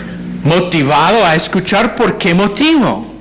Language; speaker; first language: Spanish; non-native, fluent; English